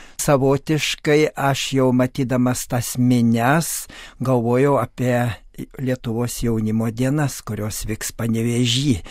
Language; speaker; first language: Lithuanian; native; Lithuanian